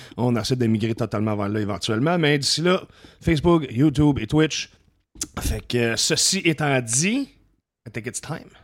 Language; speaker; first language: French; native; French